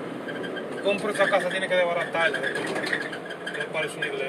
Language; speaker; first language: Spanish; native; Spanish